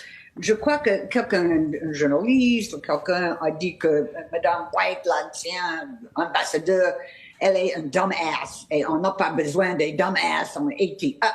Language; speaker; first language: French; non-native, fluent; English